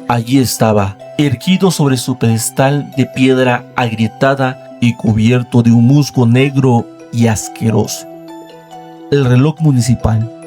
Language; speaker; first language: Spanish; native; Spanish